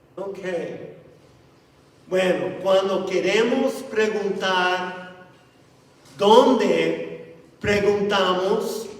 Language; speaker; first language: Spanish; non-native, fluent; English